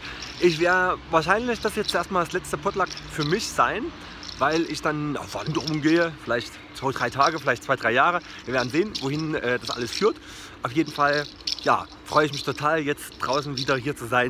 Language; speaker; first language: German; native; German